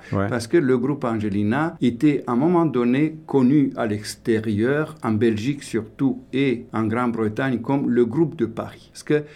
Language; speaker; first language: French; non-native, fluent; Romanian